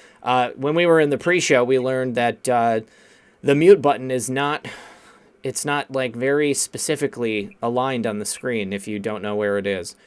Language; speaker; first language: English; native; English